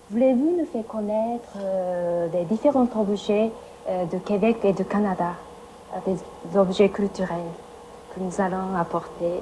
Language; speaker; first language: French; non-native, fluent; Japanese